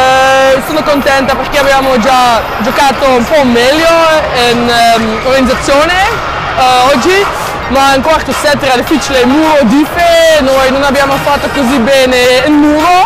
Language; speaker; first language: Italian; non-native, learner; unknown